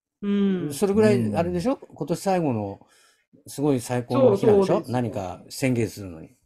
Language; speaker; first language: Japanese; native; Japanese